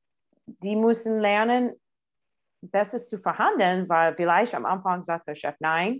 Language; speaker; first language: German; non-native, fluent; English